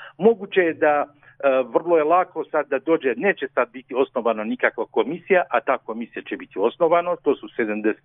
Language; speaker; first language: Serbian; non-native, fluent; Arabic